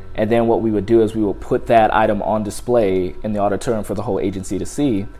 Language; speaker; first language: English; native; English